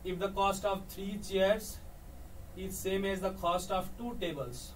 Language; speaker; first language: English; non-native, local second language; Nepali